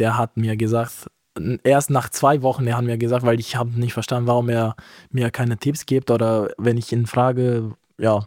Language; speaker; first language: German; non-native, fluent; Romanian